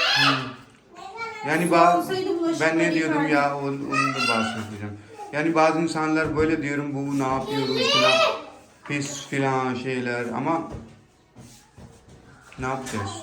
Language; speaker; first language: Turkish; non-native, learner; Urdu